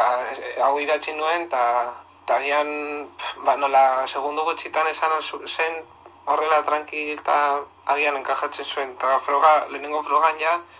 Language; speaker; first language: Basque; non-native, local second language; Spanish